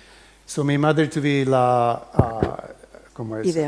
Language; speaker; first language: Spanish; early bilingual, heritage; English